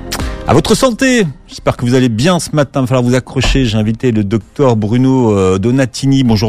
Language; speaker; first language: French; native; French